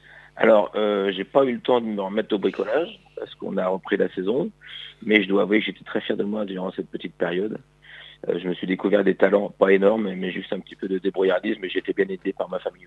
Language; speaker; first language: French; native; French